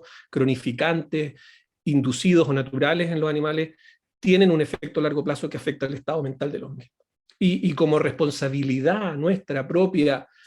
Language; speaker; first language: Spanish; native; Spanish